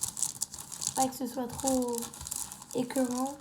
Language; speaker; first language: French; native; French